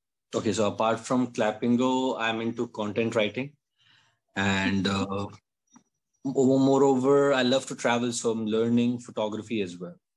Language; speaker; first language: English; non-native, local second language; Hindi